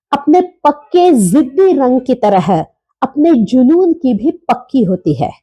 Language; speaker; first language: Hindi; non-native, local second language; Marathi